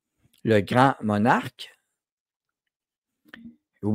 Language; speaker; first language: French; native; French